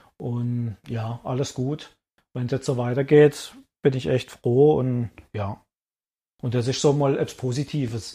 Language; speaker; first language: German; early bilingual, other home language; Italian